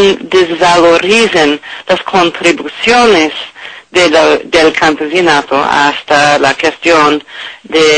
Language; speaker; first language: Spanish; non-native, learner; English